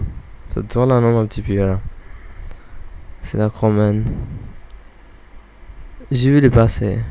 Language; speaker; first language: French; non-native, learner; English